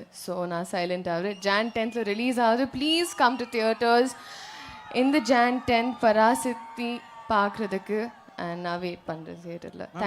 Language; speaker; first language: Tamil; non-native, learner; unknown